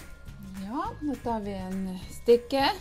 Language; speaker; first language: Norwegian; non-native, learner; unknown